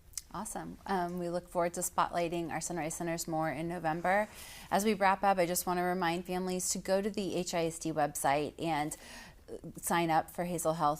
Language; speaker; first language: English; native; English